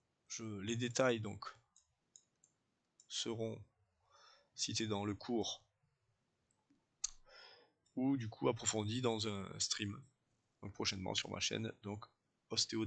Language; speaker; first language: French; native; French